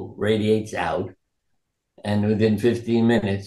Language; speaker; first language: English; native; English